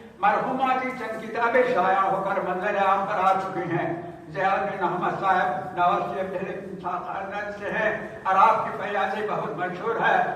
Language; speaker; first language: Urdu; native; Urdu